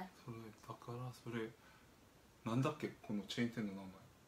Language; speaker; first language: Japanese; non-native, fluent; Korean